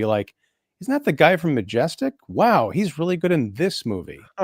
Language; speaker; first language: English; native; English